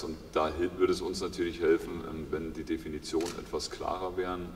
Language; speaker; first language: German; native; German